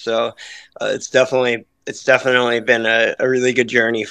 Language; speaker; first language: English; native; English